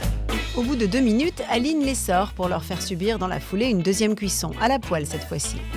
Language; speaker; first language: French; native; French